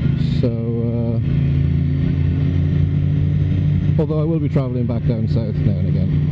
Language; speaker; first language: English; native; English